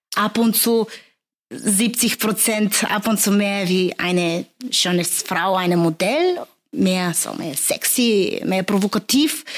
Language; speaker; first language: German; non-native, learner; Bulgarian